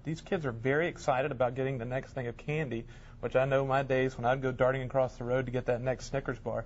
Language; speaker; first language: English; native; English